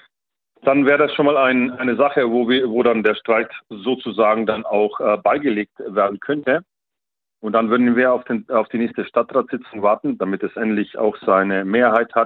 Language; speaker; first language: German; native; German